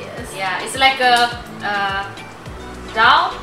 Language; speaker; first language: English; non-native, learner; Indonesian